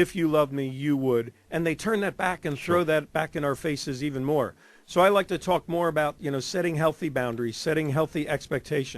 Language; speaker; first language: English; native; English